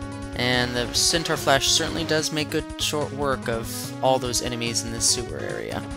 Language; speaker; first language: English; native; English